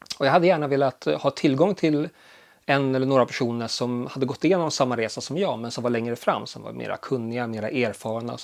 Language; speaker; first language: Swedish; early bilingual, other home language; Polish